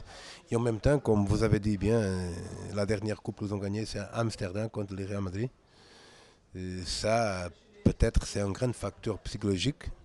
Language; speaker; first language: French; non-native, fluent; Portuguese